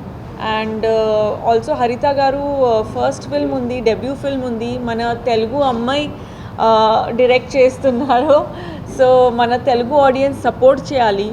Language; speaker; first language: Telugu; non-native, fluent; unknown